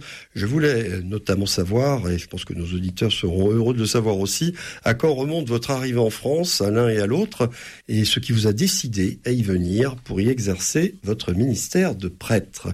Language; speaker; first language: French; native; French